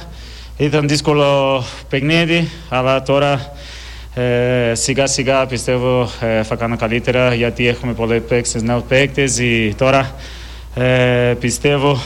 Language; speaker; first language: Greek; non-native, learner; Portuguese